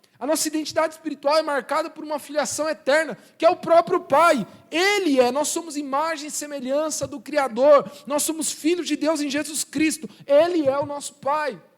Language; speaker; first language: Portuguese; early bilingual, other home language; Spanish